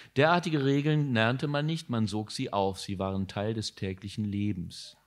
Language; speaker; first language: German; native; German